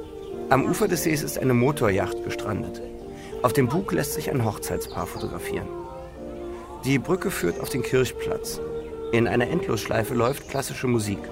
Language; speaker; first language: German; native; German